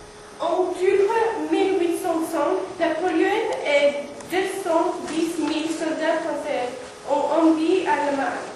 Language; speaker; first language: French; non-native, learner; English